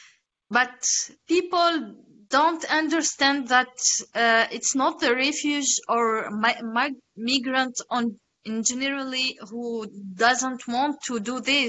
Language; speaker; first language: English; non-native, learner; Arabic